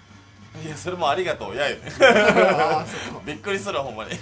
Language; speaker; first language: Japanese; native; Japanese